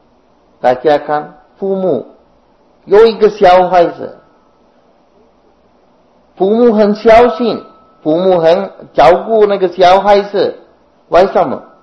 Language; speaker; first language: Chinese; non-native, fluent; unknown